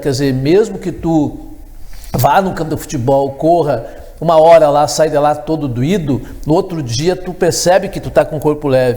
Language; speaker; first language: Portuguese; native; Portuguese